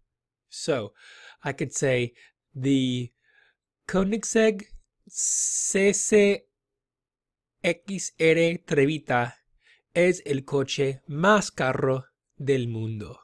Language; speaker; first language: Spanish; non-native, fluent; English